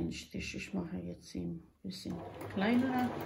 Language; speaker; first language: German; non-native, learner; Croatian